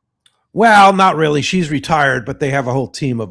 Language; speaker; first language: English; native; English